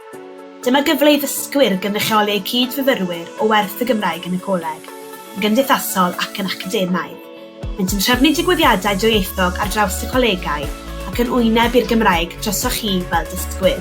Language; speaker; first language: Welsh; native; Welsh